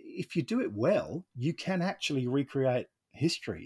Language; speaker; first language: English; native; English